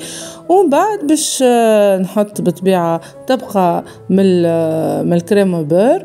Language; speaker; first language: Arabic; native; Arabic